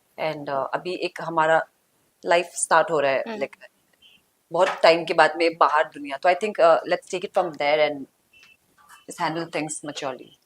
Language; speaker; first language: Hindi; non-native, local second language; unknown